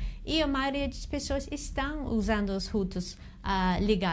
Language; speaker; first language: Portuguese; non-native, fluent; English